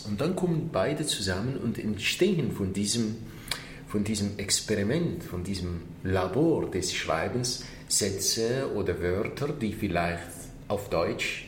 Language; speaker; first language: German; non-native, fluent; Arabic